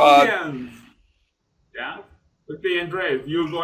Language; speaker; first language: English; non-native, fluent; Spanish